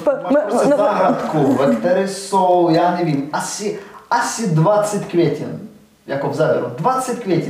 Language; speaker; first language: Czech; non-native, learner; Russian